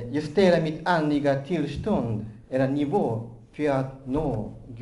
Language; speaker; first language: Swedish; non-native, fluent; Japanese